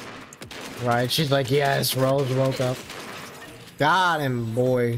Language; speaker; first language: English; native; English